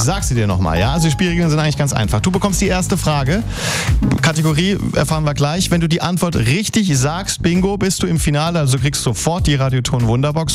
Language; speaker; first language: German; native; German